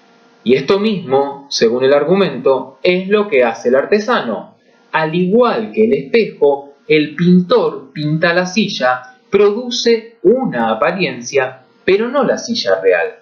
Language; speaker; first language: Spanish; native; Spanish